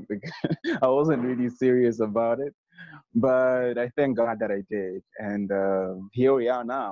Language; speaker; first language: English; non-native, local second language; Nyanja